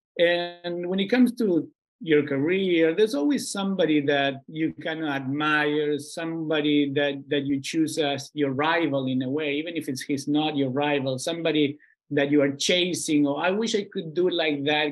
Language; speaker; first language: English; non-native, fluent; Spanish